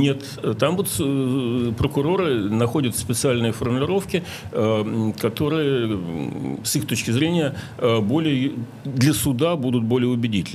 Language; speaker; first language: Russian; native; Russian